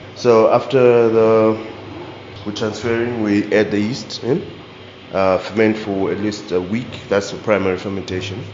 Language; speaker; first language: English; non-native, local second language; Shona